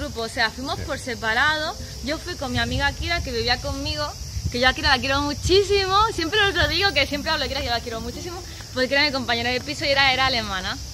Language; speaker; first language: Spanish; native; Spanish